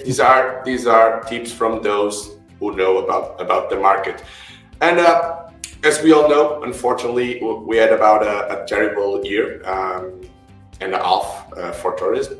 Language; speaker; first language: English; non-native, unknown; Portuguese